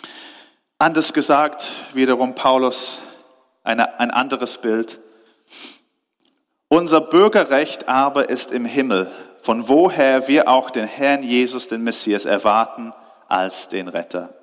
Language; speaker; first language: German; non-native, fluent; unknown